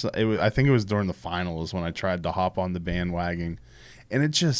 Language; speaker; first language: English; native; English